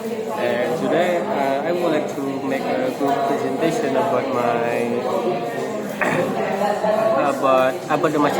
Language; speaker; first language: English; non-native, learner; Indonesian